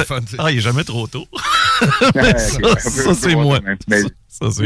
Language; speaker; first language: French; native; French